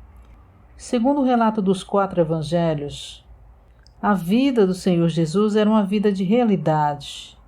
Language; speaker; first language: Portuguese; native; Portuguese